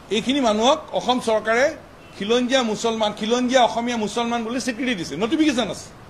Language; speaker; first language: Assamese; native; Assamese